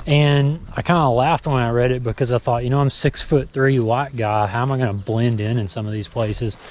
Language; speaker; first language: English; native; English